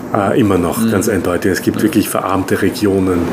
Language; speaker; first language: German; native; German